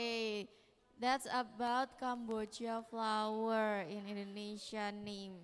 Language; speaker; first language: English; non-native, learner; Indonesian